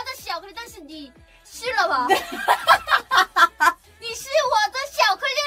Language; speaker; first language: Chinese; non-native, learner; Korean